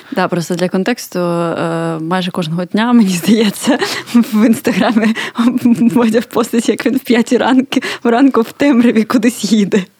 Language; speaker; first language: Ukrainian; native; Ukrainian